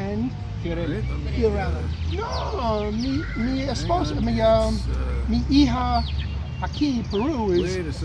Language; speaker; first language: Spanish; non-native, learner; English